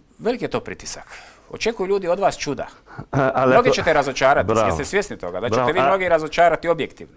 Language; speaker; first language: Croatian; native; Croatian